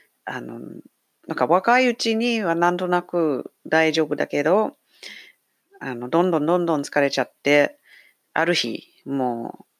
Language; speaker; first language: Japanese; non-native, fluent; English